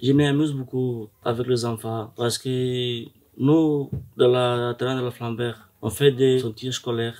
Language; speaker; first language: French; non-native, learner; Romany